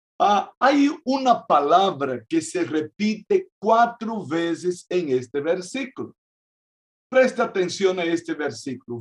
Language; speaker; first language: Spanish; non-native, fluent; Portuguese